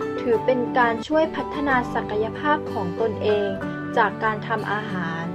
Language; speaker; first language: Thai; native; Thai